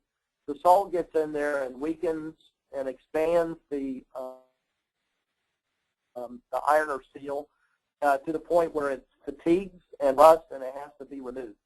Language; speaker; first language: English; native; English